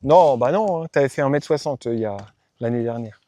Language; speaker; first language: French; native; French